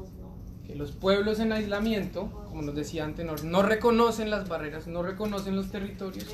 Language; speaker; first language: Spanish; native; Spanish